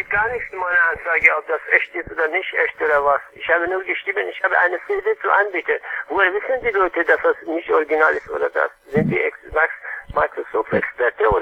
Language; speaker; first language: German; non-native, learner; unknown